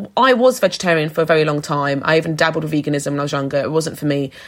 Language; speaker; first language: English; native; English